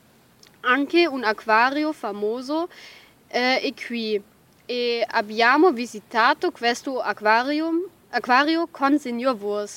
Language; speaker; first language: Italian; non-native, learner; German